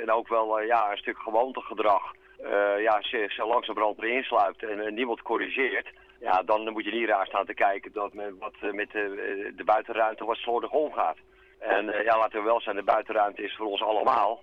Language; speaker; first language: Dutch; native; Dutch